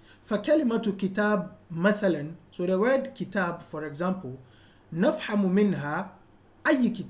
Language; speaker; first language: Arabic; non-native, fluent; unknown